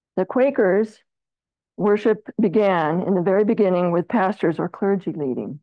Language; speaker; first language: English; native; English